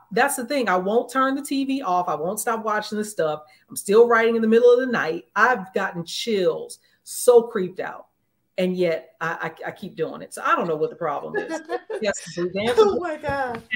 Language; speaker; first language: English; native; English